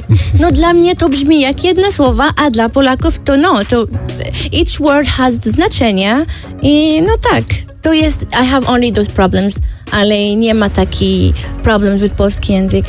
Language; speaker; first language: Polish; non-native, learner; Arabic